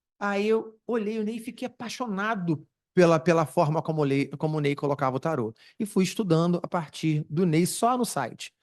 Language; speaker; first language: Portuguese; native; Portuguese